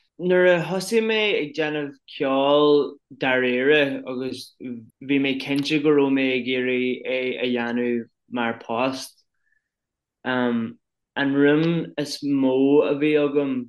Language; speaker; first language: Irish; non-native, local second language; English